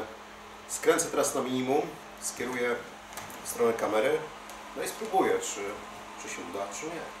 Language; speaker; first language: Polish; native; Polish